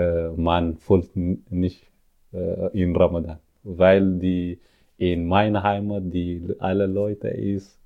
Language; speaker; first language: German; non-native, learner; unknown